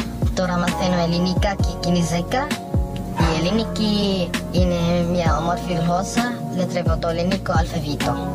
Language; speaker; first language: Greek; non-native, learner; Filipino